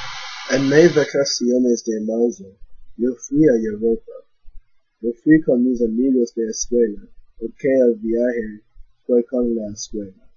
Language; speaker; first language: Spanish; non-native, learner; English